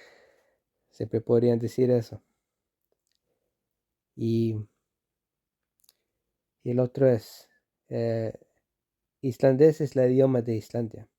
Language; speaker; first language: Spanish; non-native, fluent; Icelandic